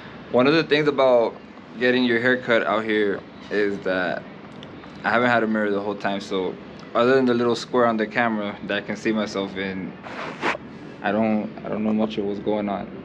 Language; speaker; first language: English; native; English